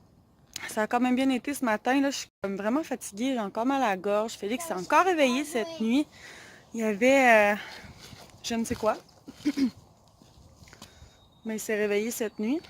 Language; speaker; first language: French; native; French